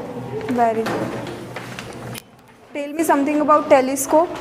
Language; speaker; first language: English; non-native, local second language; Hindi